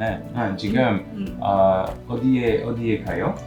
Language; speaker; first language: Korean; non-native, learner; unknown